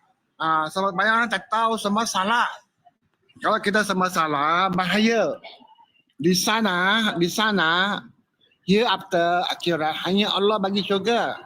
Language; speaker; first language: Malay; non-native, local second language; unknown